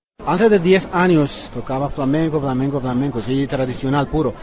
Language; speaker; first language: Spanish; non-native, fluent; Persian